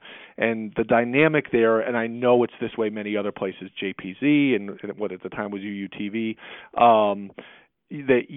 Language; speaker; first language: English; native; English